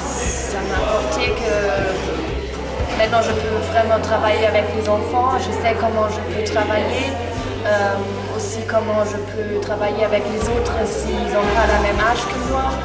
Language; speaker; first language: French; non-native, fluent; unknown